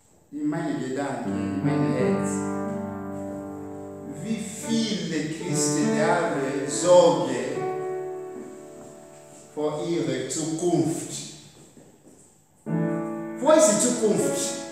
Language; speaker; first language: German; non-native, learner; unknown